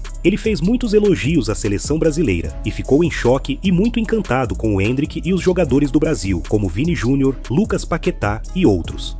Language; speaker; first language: Portuguese; native; Portuguese